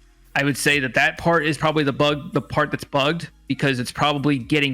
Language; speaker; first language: English; native; English